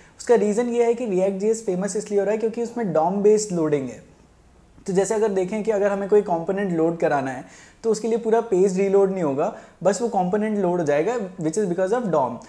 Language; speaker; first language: Hindi; native; Hindi